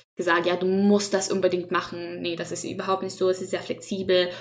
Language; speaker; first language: German; non-native, fluent; Spanish